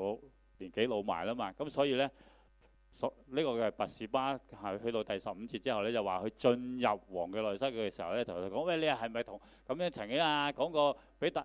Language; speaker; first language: Chinese; non-native, local second language; Cantonese